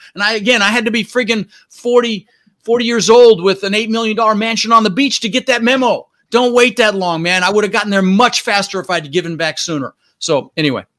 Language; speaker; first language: English; early bilingual, other home language; Dutch